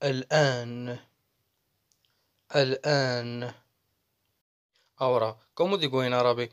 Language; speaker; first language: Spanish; non-native, fluent; Arabic